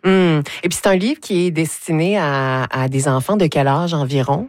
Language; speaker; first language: French; native; French